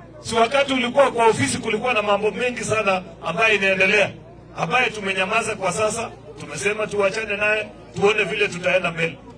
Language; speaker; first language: Swahili; native; Swahili